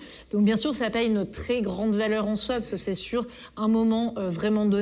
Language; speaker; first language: French; native; French